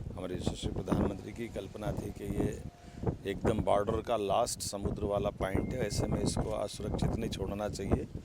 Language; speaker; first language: Hindi; native; Hindi